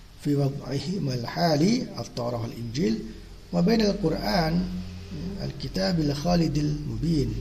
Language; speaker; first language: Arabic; non-native, fluent; Indonesian